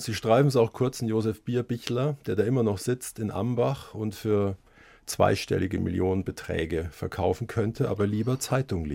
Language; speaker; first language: German; native; German